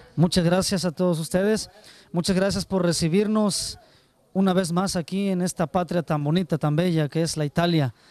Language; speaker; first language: Italian; non-native, learner; Spanish